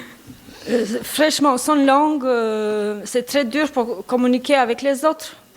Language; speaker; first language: French; non-native, learner; Albanian